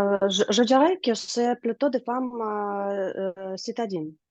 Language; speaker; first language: French; non-native, learner; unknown